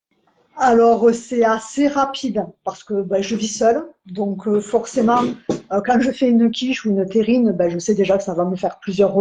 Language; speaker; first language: French; native; French